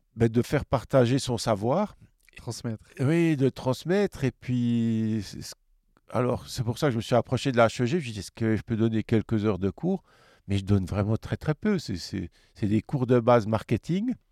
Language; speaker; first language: French; native; French